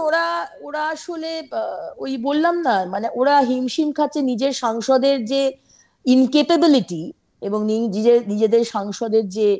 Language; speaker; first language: Bangla; native; Bangla